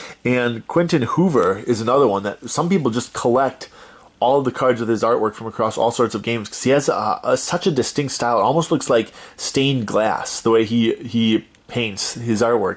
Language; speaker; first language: English; native; English